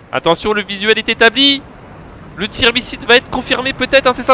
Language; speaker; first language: French; native; French